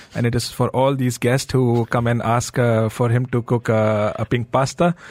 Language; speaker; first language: English; non-native, local second language; Hindi